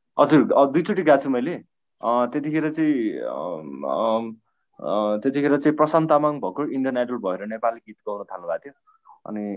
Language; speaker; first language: Nepali; non-native, local second language; Limbu